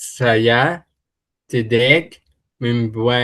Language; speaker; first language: Indonesian; non-native, learner; Arabic